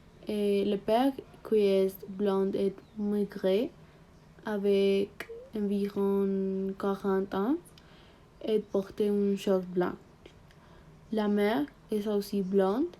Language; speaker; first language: French; non-native, learner; Spanish